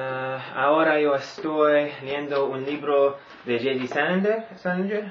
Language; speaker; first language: Spanish; non-native, learner; English